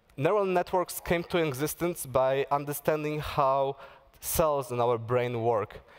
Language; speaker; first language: English; non-native, fluent; Polish